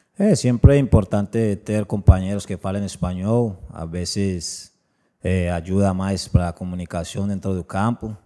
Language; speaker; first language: Portuguese; non-native, learner; Spanish